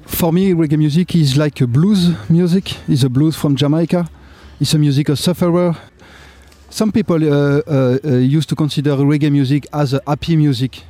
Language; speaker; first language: English; non-native, fluent; French